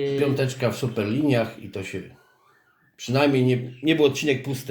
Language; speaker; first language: Polish; native; Polish